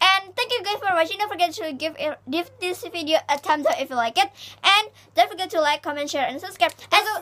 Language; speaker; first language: English; non-native, learner; Indonesian